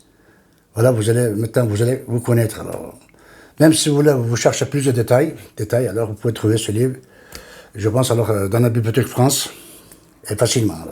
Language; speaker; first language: French; non-native, fluent; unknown